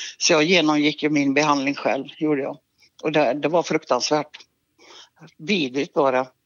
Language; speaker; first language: Swedish; native; Swedish